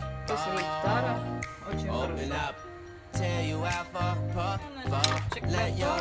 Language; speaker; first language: Russian; non-native, learner; Tajik